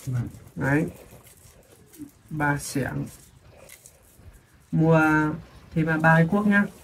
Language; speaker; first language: Vietnamese; native; Vietnamese